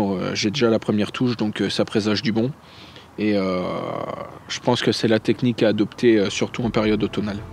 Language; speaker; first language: French; native; French